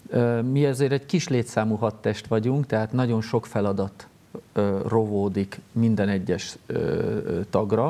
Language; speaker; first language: Hungarian; native; Hungarian